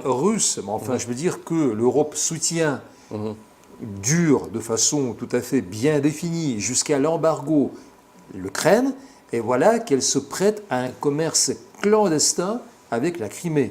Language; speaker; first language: French; non-native, fluent; Russian